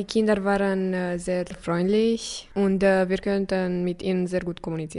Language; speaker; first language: German; non-native, local second language; Romanian